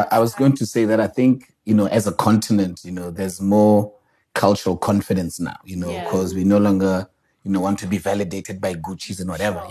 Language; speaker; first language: English; non-native, local second language; Northern Sotho